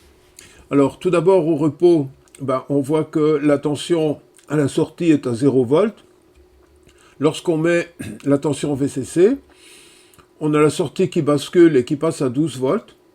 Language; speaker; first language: French; native; French